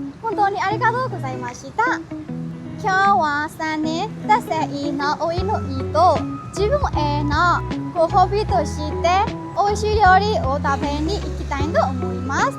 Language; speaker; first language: Japanese; non-native, learner; Burmese